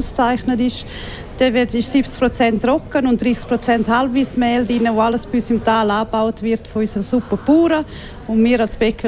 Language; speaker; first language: German; native; German